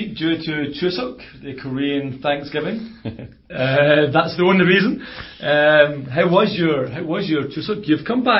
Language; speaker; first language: English; native; English